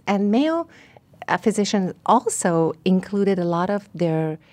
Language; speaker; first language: English; non-native, fluent; Persian